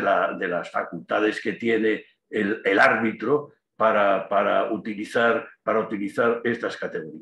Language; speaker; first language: Spanish; native; Spanish